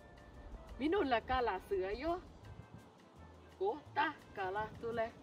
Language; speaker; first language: Finnish; non-native, learner; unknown